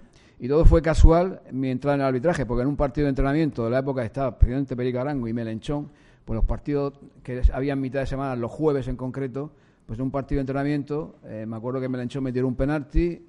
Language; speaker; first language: Spanish; native; Spanish